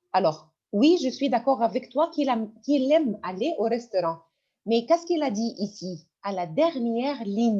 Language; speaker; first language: French; non-native, fluent; Arabic